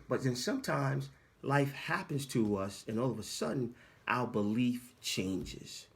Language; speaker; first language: English; native; English